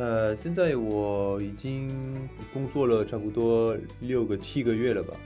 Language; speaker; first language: Chinese; non-native, fluent; French